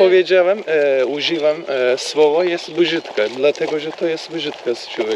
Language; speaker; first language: Polish; non-native, learner; Turkish